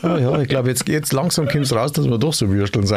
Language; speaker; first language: German; native; German